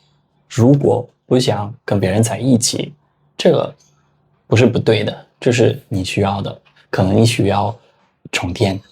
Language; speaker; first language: Chinese; non-native, fluent; Spanish